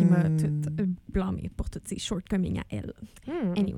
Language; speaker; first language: French; native; French